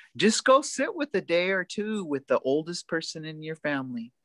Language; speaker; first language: English; native; English